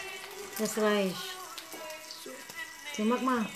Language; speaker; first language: German; non-native, learner; Cebuano